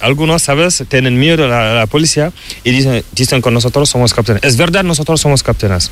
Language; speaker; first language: Spanish; non-native, learner; Fula